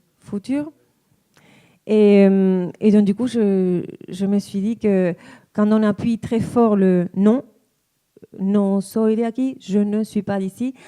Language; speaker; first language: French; non-native, fluent; Spanish